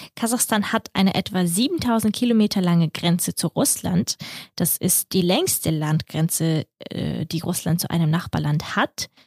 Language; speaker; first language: German; early bilingual, other home language; Russian